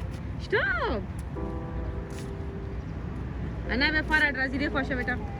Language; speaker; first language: German; non-native, learner; Urdu